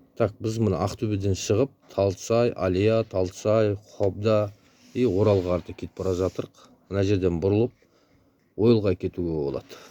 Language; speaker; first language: Kazakh; native; Kazakh